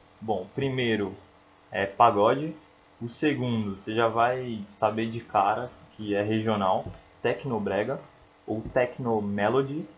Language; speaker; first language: Portuguese; native; Portuguese